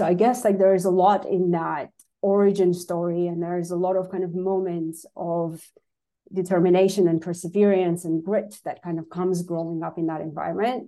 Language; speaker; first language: English; non-native, fluent; Russian